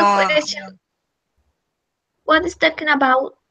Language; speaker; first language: English; non-native, learner; Spanish